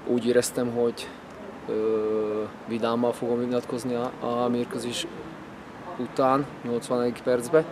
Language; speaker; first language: Hungarian; non-native, fluent; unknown